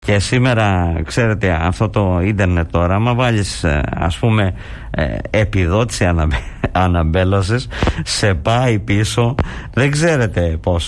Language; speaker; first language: Greek; native; Greek